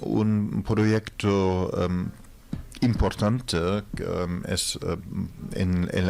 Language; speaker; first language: Spanish; non-native, fluent; German